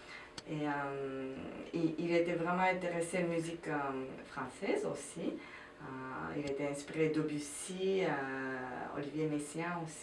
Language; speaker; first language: French; non-native, fluent; Japanese